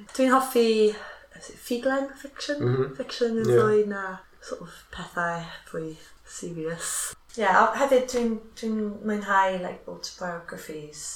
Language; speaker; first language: Welsh; non-native, local second language; English